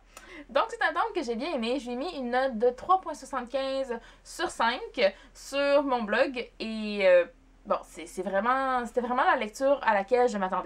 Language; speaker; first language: French; native; French